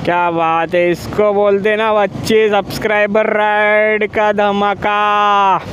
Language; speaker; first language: Hindi; non-native, local second language; Marathi